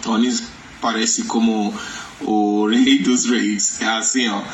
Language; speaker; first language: Portuguese; non-native, learner; Yoruba